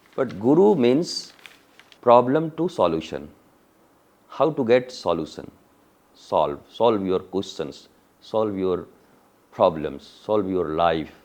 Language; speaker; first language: English; non-native, local second language; Hindi